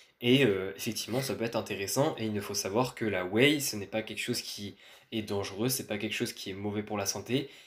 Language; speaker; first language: French; native; French